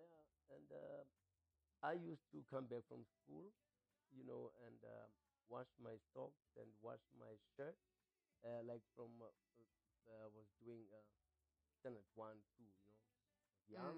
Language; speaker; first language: English; non-native, local second language; Xhosa